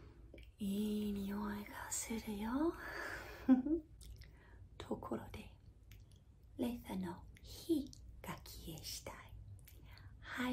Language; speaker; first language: Japanese; non-native, fluent; English